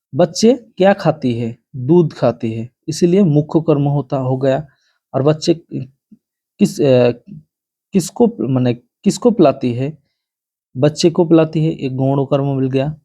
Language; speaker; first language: Hindi; non-native, local second language; Bangla